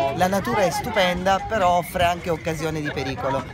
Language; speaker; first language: Italian; native; Italian